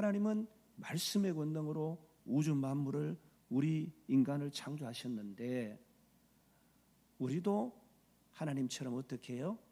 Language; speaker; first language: Korean; native; Korean